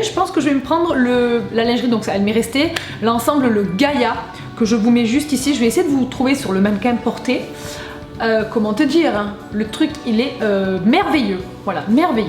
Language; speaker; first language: French; native; French